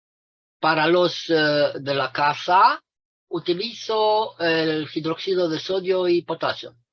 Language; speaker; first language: Spanish; non-native, fluent; Romanian